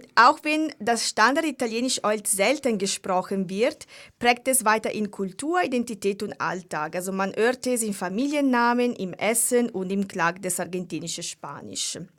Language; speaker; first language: German; non-native, fluent; Italian